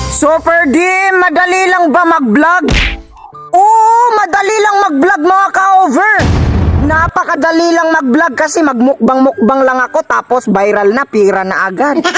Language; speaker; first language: Filipino; non-native, local second language; Cebuano